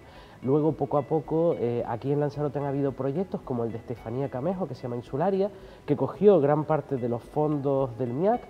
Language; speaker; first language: Spanish; native; Spanish